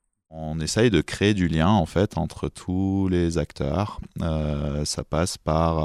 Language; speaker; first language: French; native; French